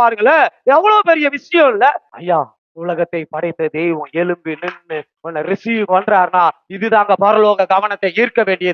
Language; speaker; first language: Tamil; native; Tamil